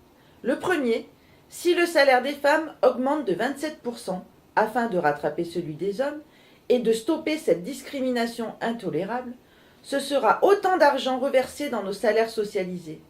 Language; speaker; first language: French; native; French